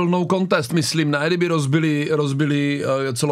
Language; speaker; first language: Czech; native; Czech